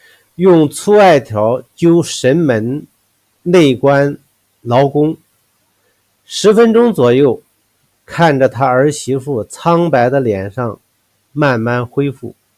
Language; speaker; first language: Chinese; native; Chinese